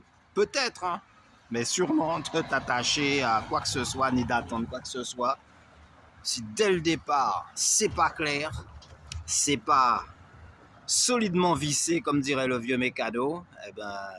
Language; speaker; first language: French; native; French